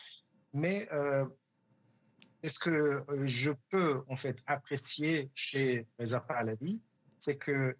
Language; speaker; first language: French; non-native, fluent; Persian